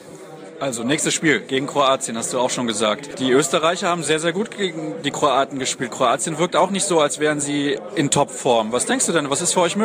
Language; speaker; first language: German; native; German